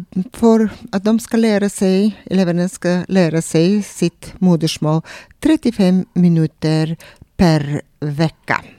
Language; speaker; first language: Swedish; non-native, fluent; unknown